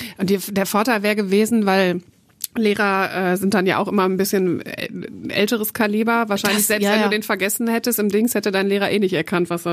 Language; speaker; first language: German; native; German